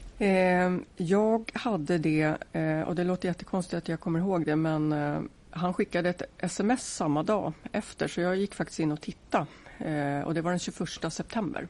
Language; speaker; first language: Swedish; native; Swedish